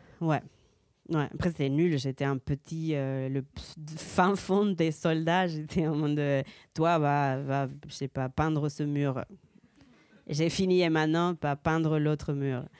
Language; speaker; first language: French; early bilingual, heritage; Spanish